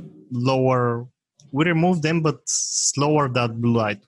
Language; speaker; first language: English; non-native, fluent; Bulgarian